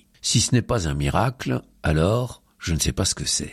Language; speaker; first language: French; native; French